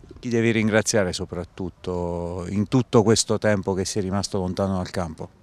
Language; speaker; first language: Italian; native; Italian